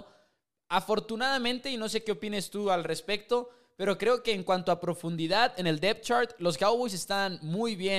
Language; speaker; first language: Spanish; native; Spanish